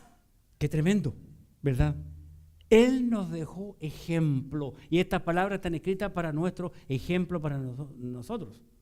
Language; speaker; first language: Spanish; native; Spanish